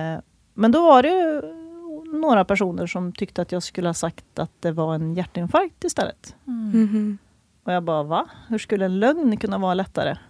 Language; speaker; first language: Swedish; native; Swedish